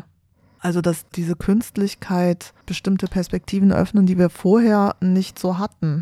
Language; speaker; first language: German; native; German